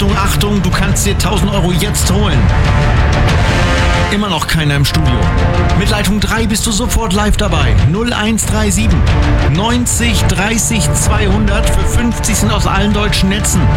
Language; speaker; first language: German; native; German